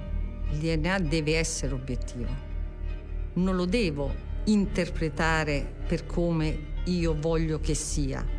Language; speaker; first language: Italian; native; Italian